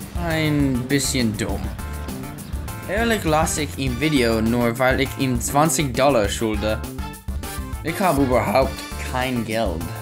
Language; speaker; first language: German; non-native, learner; English